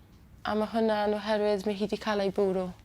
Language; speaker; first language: Welsh; non-native, local second language; English